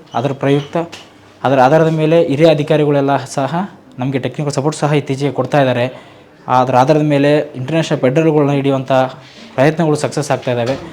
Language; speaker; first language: Kannada; native; Kannada